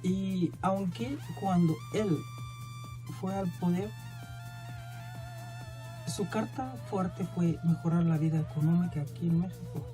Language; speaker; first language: Spanish; non-native, fluent; Arabic